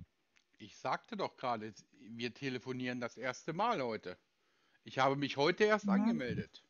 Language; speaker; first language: German; native; German